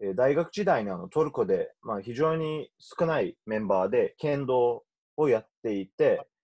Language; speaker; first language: Japanese; non-native, fluent; Turkish